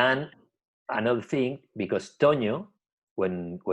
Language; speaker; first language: English; non-native, learner; Spanish